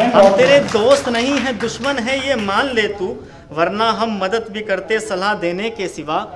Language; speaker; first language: Hindi; native; Hindi